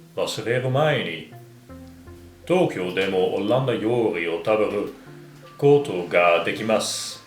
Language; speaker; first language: Japanese; non-native, fluent; Dutch